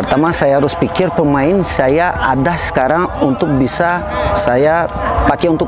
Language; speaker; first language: Indonesian; non-native, fluent; Portuguese